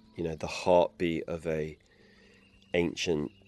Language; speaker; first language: English; native; English